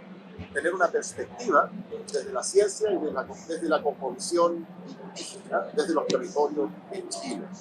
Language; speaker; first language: Spanish; native; Spanish